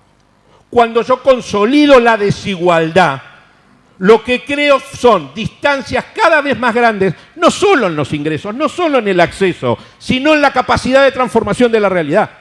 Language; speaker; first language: Spanish; native; Spanish